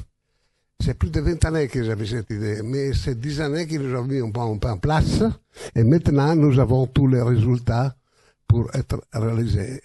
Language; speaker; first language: French; non-native, learner; Italian